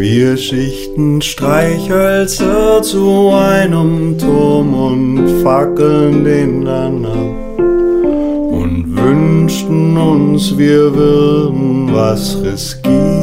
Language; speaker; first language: German; native; German